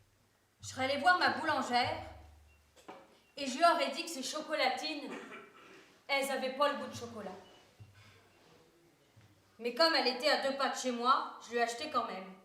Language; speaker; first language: French; native; French